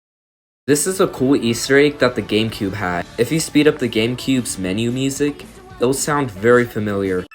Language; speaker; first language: English; native; English